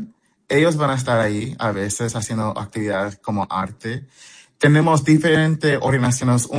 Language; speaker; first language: Spanish; early bilingual, heritage; English